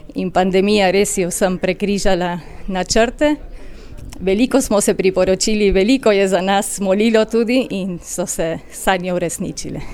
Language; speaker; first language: Slovenian; early bilingual, heritage; Slovenian